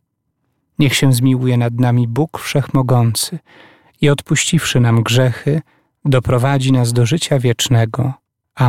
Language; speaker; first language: Polish; native; Polish